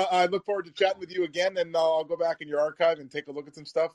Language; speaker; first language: English; native; English